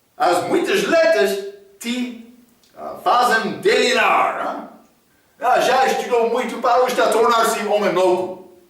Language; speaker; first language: Portuguese; non-native, fluent; English